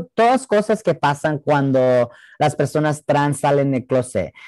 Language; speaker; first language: Spanish; early bilingual, heritage; Spanish